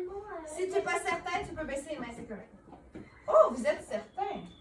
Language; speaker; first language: French; native; French